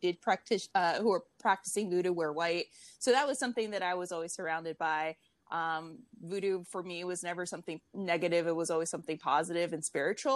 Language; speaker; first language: English; native; English